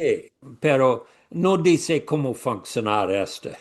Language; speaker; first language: Spanish; non-native, learner; English